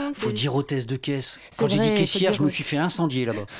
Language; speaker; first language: French; native; French